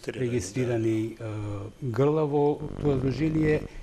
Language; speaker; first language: Macedonian; native; Macedonian